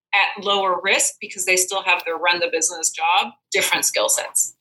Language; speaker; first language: English; non-native, fluent; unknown